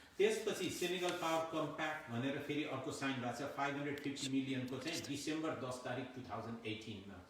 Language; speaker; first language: Nepali; native; Nepali